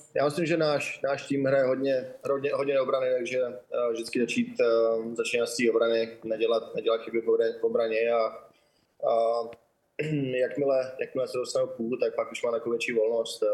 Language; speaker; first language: Czech; native; Czech